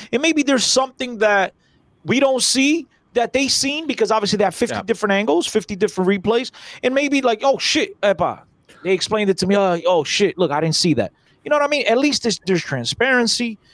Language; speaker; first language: English; early bilingual, other home language; Portuguese